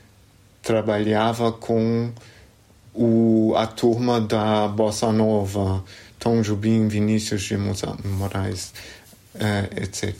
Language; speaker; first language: Portuguese; non-native, fluent; German